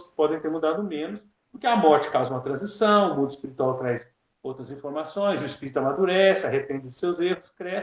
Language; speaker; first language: Portuguese; native; Portuguese